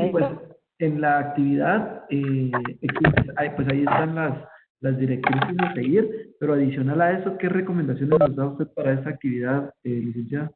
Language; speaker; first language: Spanish; native; Spanish